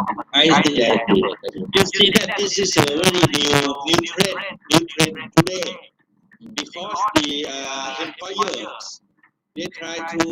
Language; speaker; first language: English; non-native, fluent; Thai